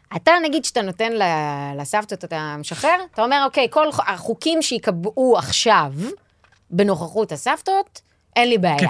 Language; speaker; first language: Hebrew; native; Hebrew